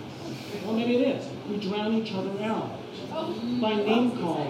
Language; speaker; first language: English; native; English